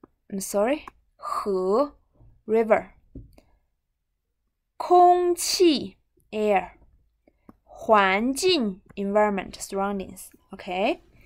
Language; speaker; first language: English; non-native, fluent; Chinese